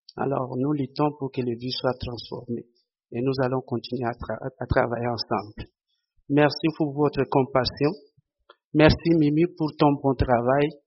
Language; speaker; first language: French; non-native, local second language; Lingala